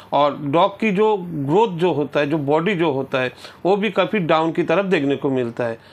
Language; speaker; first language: Hindi; non-native, local second language; Bangla